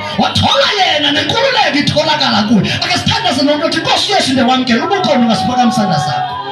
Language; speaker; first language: Zulu; non-native, local second language; Xhosa